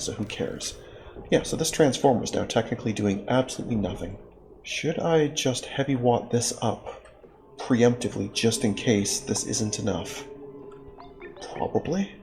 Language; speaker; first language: English; native; English